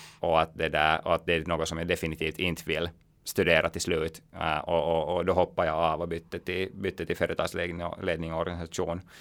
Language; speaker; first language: Swedish; native; Swedish